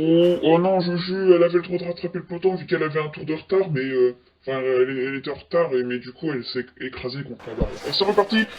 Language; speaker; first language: French; native; French